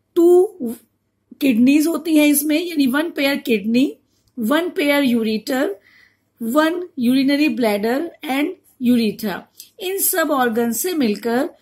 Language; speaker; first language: Hindi; native; Hindi